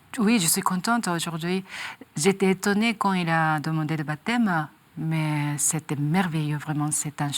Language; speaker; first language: French; non-native, learner; Japanese